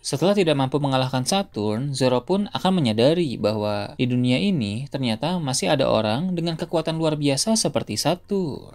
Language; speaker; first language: Indonesian; native; Indonesian